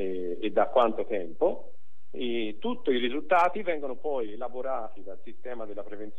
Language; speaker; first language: Italian; native; Italian